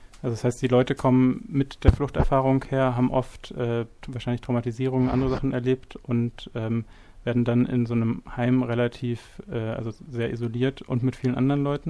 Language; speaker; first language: German; native; German